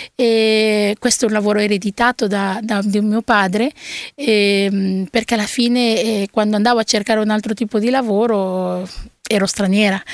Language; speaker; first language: Italian; early bilingual, other home language; Spanish